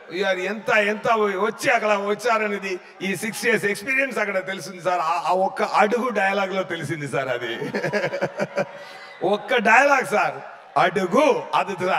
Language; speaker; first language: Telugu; non-native, fluent; Tamil